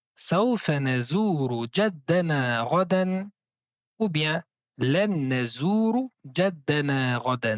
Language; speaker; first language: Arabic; non-native, fluent; French